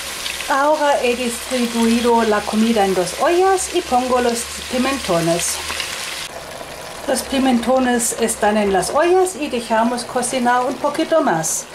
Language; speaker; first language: Spanish; non-native, fluent; German